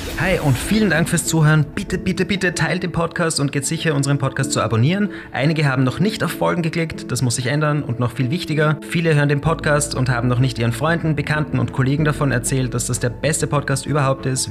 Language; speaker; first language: German; native; German